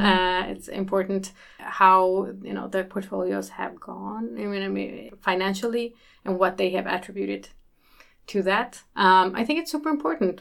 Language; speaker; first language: English; early bilingual, other home language; Swedish